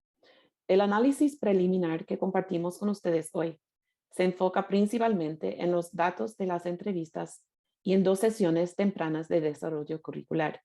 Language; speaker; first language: Spanish; non-native, fluent; English